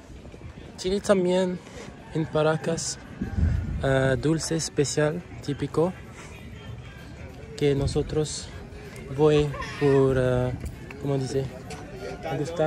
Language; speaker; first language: Spanish; non-native, learner; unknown